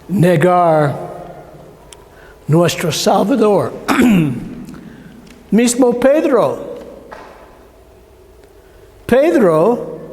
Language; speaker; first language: Spanish; non-native, learner; English